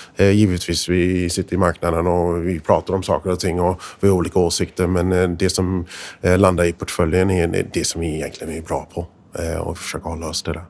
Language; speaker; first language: Swedish; non-native, fluent; English